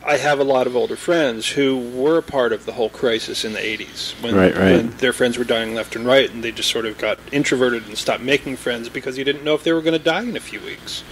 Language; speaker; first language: English; native; English